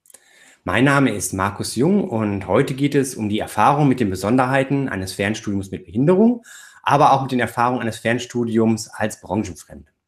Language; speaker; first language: German; native; German